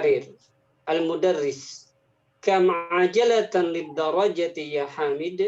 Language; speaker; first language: Arabic; non-native, fluent; Indonesian